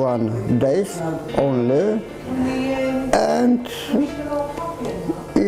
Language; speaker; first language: English; non-native, learner; Polish